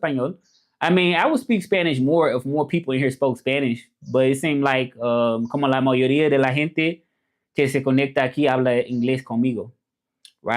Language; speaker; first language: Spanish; non-native, fluent; English